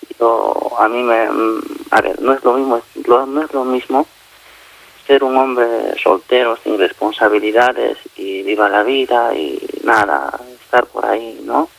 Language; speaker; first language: Spanish; native; Spanish